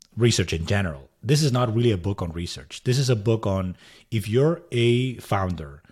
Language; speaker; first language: English; non-native, fluent; Spanish